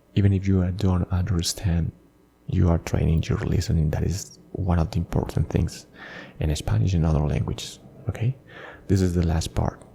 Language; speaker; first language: English; non-native, fluent; Spanish